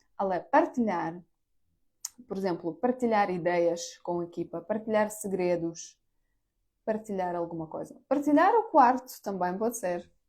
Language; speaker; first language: Portuguese; non-native, fluent; Ukrainian